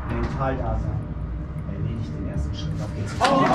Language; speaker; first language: German; native; German